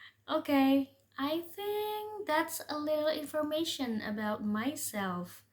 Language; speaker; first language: English; non-native, fluent; Indonesian